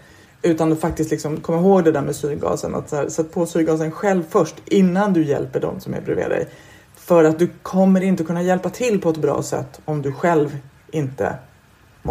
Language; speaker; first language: Swedish; native; Swedish